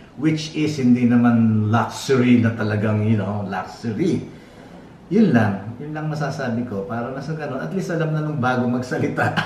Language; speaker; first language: Filipino; native; Filipino